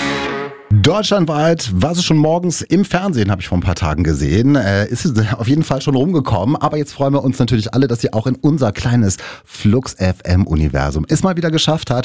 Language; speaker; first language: German; native; German